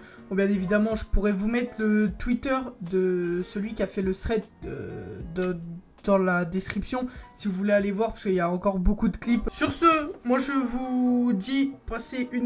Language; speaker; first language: French; native; French